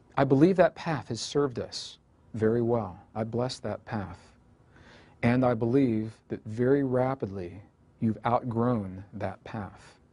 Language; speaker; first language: English; native; English